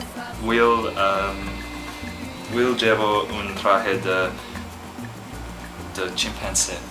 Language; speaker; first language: Spanish; non-native, learner; English